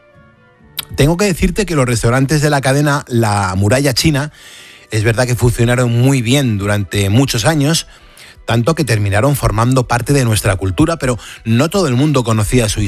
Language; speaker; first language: Spanish; native; Spanish